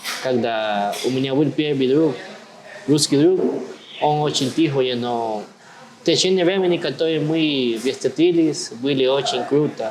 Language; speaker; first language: Russian; non-native, learner; Spanish